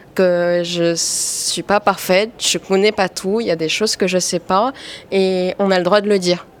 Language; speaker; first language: French; native; French